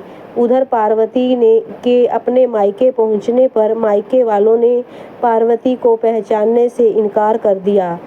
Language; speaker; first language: Hindi; native; Hindi